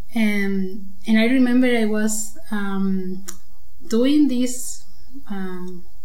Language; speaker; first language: English; non-native, learner; Spanish